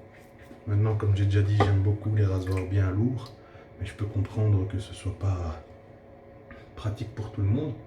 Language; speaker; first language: French; native; French